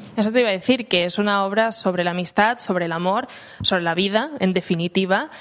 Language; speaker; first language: Spanish; non-native, local second language; Catalan